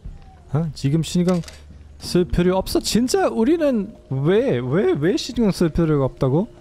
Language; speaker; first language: Korean; non-native, learner; German